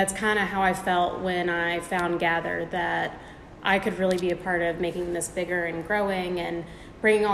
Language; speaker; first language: English; native; English